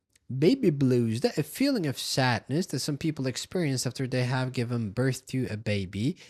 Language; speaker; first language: English; non-native, fluent; Turkish